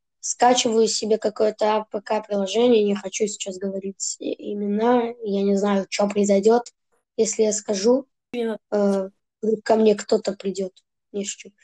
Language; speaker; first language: Russian; early bilingual, heritage; Russian